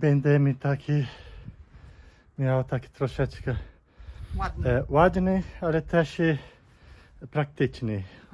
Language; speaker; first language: Polish; non-native, learner; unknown